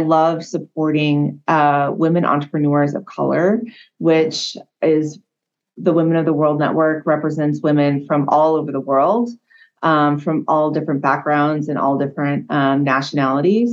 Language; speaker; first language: English; native; English